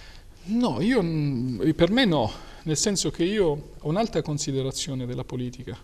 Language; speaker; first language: Italian; native; Italian